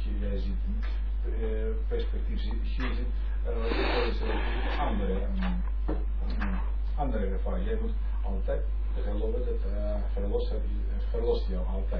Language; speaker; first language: Dutch; non-native, learner; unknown